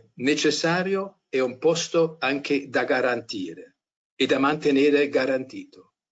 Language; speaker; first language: Italian; non-native, fluent; German